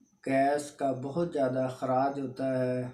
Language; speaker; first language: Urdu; non-native, local second language; Punjabi